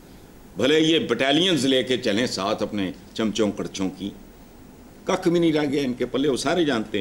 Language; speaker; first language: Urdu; non-native, local second language; Punjabi